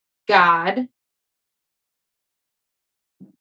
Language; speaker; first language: English; native; English